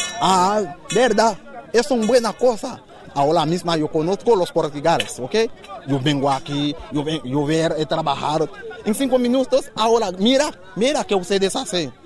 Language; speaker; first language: Portuguese; non-native, learner; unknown